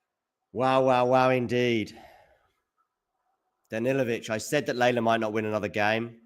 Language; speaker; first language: English; native; English